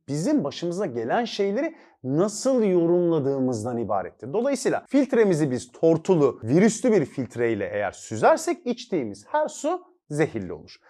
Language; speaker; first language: Turkish; native; Turkish